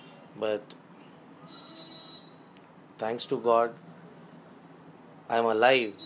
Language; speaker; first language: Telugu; non-native, local second language; Urdu